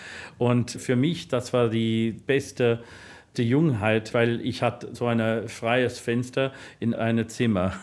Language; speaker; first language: German; non-native, fluent; English